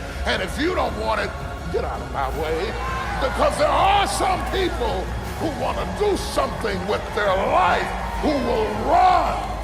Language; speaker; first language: English; native; English